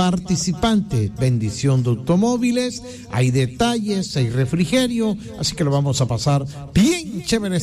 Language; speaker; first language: Spanish; native; Spanish